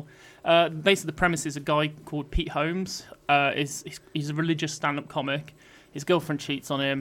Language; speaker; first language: English; native; English